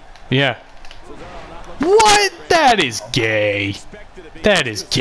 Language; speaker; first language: English; native; English